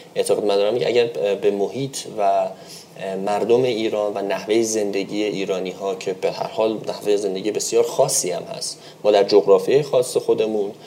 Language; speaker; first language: Persian; native; Persian